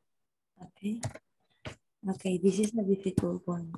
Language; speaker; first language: English; non-native, learner; Spanish